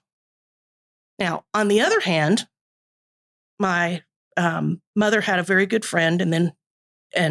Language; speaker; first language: English; native; English